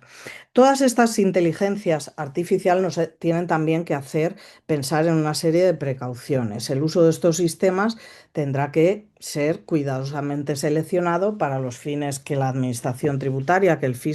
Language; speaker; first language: Spanish; native; Spanish